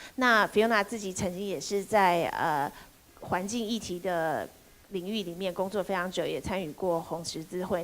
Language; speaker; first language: Chinese; native; Chinese